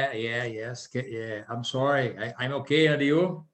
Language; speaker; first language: English; non-native, learner; Portuguese